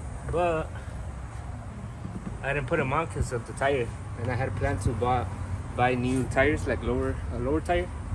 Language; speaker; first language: English; early bilingual, other home language; Spanish